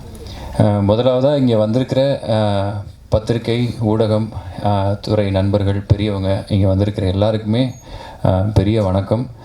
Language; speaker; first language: Tamil; native; Tamil